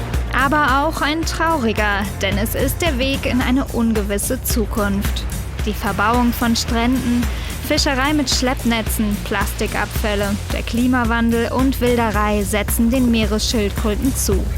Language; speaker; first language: German; native; German